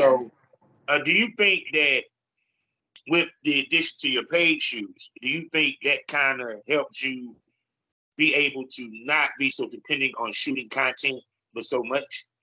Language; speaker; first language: English; native; English